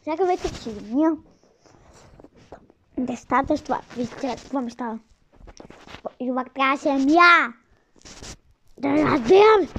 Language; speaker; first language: Bulgarian; native; Bulgarian